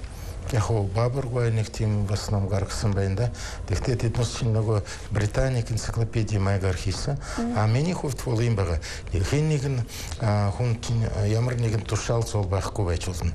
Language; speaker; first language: Mongolian; non-native, fluent; Russian